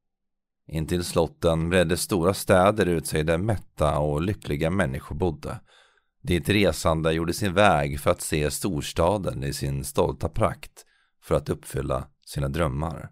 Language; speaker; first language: Swedish; native; Swedish